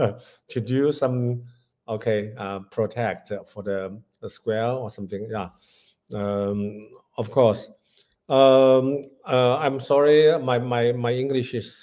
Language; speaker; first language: English; non-native, learner; Chinese